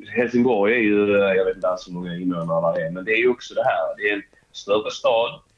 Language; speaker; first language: Swedish; native; Swedish